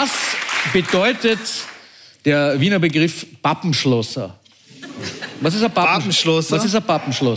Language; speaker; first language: German; native; German